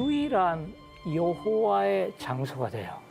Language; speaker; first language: Korean; native; Korean